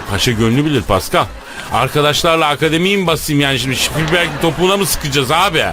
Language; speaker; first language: Turkish; native; Turkish